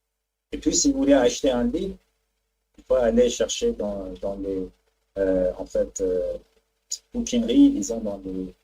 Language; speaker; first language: French; non-native, fluent; Persian